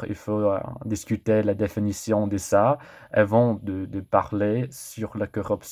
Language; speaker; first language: French; non-native, learner; English